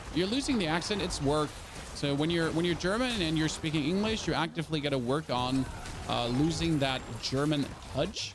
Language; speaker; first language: English; non-native, fluent; German